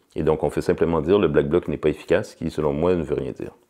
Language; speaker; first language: French; native; French